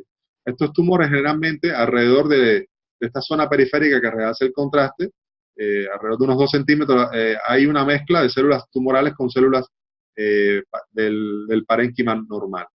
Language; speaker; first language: Spanish; native; Spanish